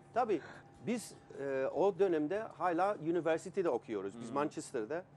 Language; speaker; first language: Turkish; non-native, fluent; English